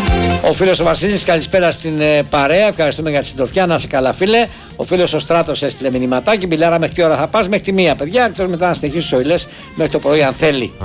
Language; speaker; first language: Greek; native; Greek